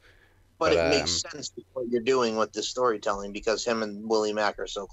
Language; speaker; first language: English; native; English